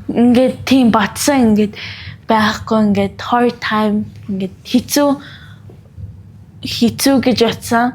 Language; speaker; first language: Mongolian; early bilingual, heritage; Mongolian